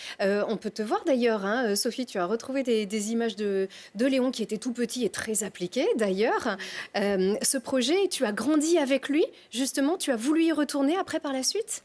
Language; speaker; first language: French; native; French